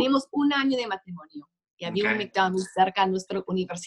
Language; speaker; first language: Spanish; non-native, fluent; English